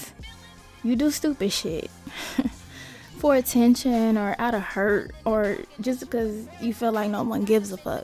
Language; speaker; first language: English; native; English